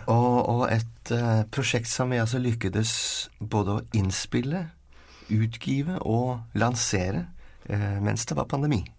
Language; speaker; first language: Norwegian; native; Norwegian